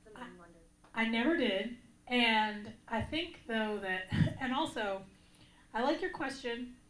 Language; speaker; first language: English; native; English